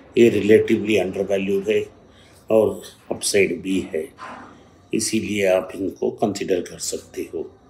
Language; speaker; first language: Hindi; non-native, local second language; Tamil